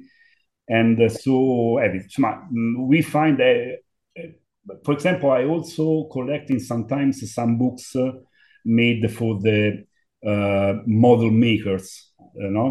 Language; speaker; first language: English; non-native, learner; Italian